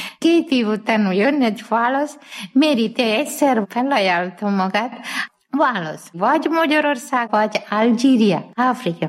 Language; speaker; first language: Hungarian; non-native, fluent; Malayalam